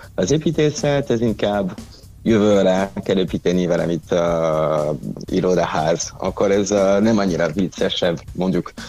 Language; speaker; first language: Hungarian; non-native, fluent; French